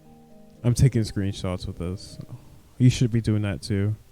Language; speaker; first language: English; native; English